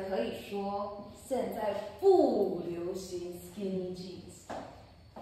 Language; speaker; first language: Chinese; non-native, fluent; English